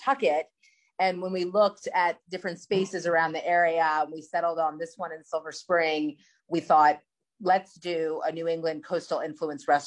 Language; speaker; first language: English; native; English